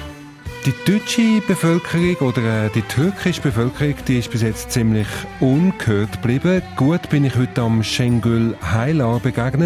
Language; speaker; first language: German; native; German